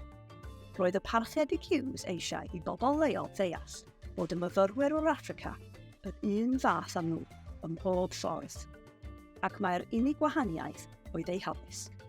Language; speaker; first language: Welsh; native; Welsh